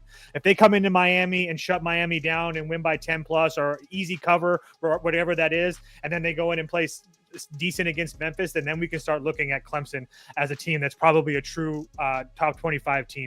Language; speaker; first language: English; native; English